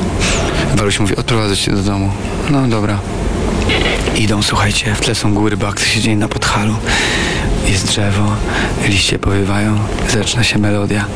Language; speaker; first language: Polish; native; Polish